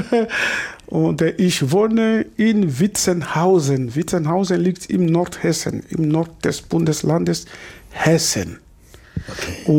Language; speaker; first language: German; non-native, fluent; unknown